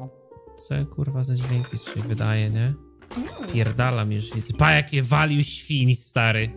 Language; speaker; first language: Polish; native; Polish